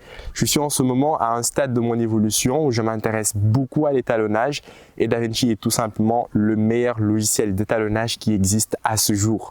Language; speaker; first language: French; native; French